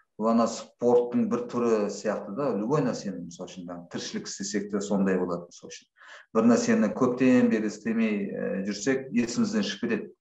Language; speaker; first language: Kazakh; non-native, local second language; Russian